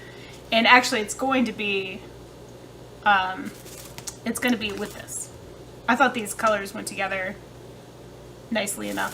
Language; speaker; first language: English; native; English